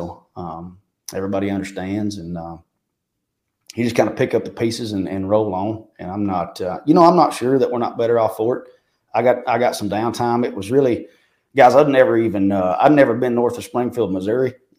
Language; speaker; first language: English; native; English